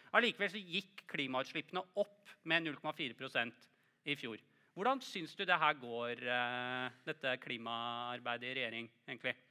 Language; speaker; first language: Norwegian; native; Norwegian